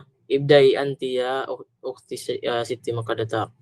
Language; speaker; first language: Arabic; non-native, fluent; Filipino